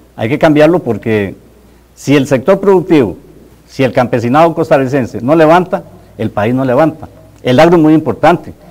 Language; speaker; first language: Spanish; native; Spanish